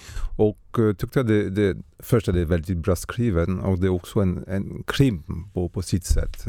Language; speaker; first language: Swedish; non-native, fluent; French